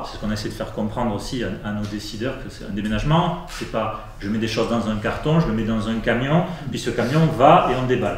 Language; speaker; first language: French; native; French